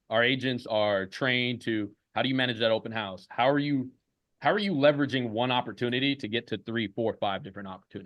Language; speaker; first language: English; native; English